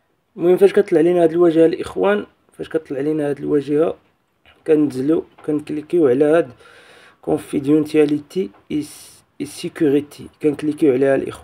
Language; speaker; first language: Arabic; native; Arabic